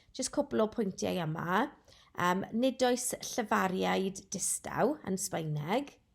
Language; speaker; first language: Welsh; non-native, local second language; English